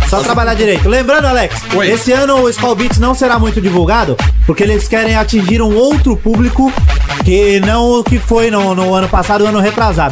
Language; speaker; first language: Portuguese; native; Portuguese